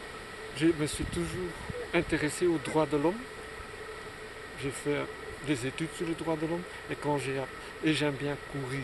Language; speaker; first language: French; non-native, local second language; Dutch